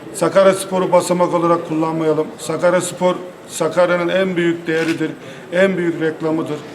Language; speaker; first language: Turkish; native; Turkish